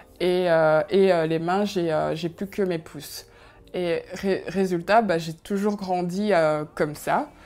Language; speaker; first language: French; early bilingual, other home language; Kinyarwanda